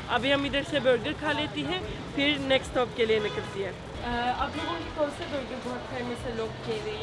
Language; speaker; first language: Hindi; non-native, learner; Turkish